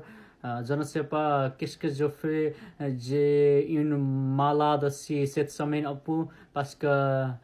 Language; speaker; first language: French; non-native, learner; Nepali